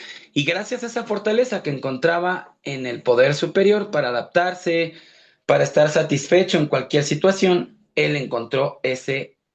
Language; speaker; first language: Spanish; native; Spanish